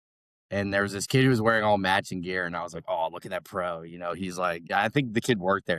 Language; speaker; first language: English; native; English